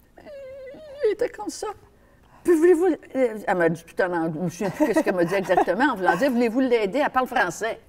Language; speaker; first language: French; native; French